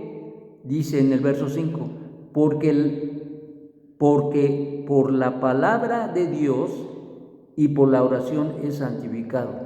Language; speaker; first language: Spanish; native; Spanish